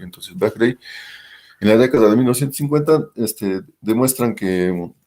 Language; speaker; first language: Spanish; native; Spanish